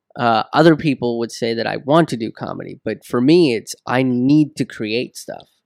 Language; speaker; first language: English; early bilingual, other home language; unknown